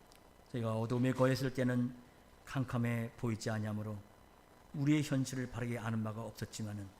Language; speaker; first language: Korean; native; Korean